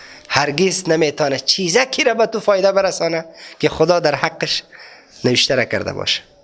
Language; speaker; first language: Persian; native; Persian